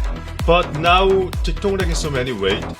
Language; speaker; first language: English; non-native, learner; Korean